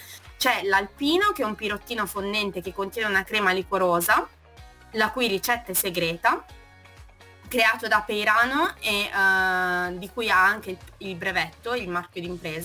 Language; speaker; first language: Italian; native; Italian